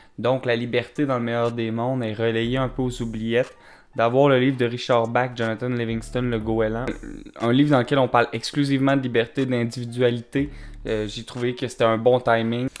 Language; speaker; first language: French; native; French